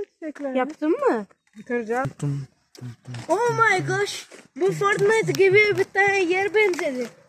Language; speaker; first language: Turkish; early bilingual, heritage; Turkish